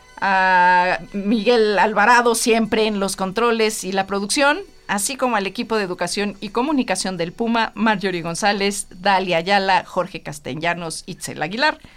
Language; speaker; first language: Spanish; native; Spanish